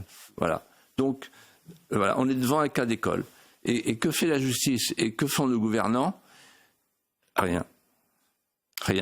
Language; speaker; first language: French; native; French